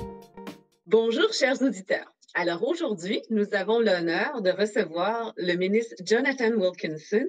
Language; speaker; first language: French; native; French